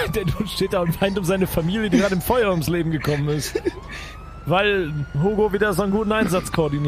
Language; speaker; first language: German; native; German